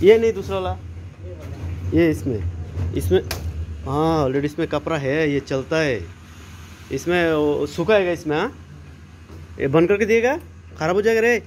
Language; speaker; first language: Hindi; non-native, fluent; Bangla